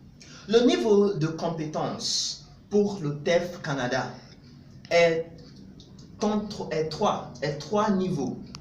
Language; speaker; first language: French; non-native, fluent; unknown